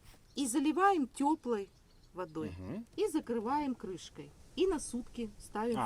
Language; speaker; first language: Russian; native; Russian